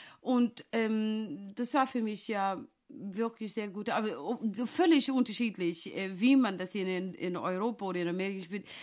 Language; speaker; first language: German; non-native, fluent; English